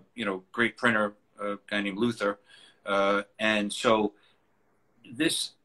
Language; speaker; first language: English; native; English